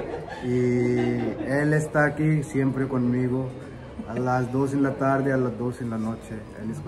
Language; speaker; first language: Spanish; non-native, learner; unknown